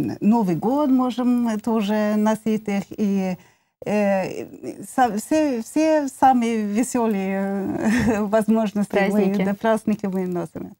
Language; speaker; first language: Russian; non-native, learner; Norwegian